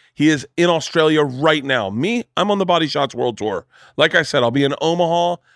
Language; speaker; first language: English; native; English